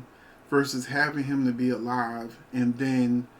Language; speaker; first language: English; native; English